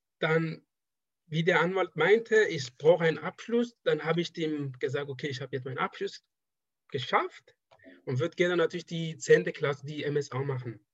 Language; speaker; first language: German; non-native, fluent; Persian